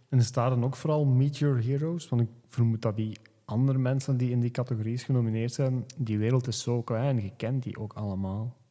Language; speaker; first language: Dutch; native; Dutch